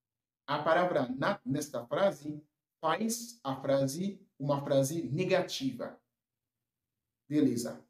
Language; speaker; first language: Portuguese; non-native, fluent; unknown